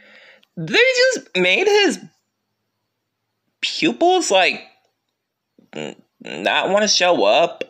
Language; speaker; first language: English; native; English